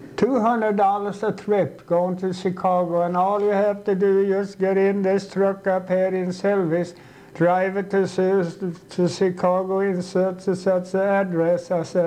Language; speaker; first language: English; non-native, fluent; Swedish